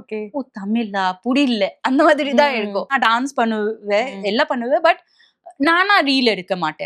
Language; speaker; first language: Tamil; non-native, local second language; Bangla